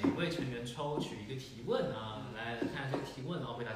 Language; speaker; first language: Chinese; native; Chinese